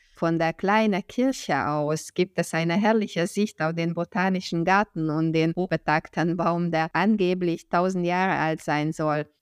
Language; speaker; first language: German; non-native, fluent; Hungarian